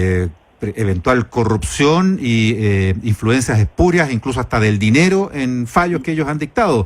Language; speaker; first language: Spanish; native; Spanish